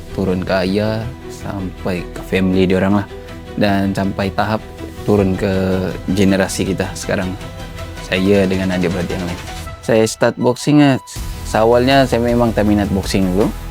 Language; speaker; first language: Malay; native; Malay